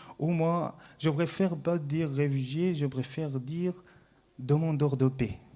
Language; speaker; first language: French; non-native, fluent; Arabic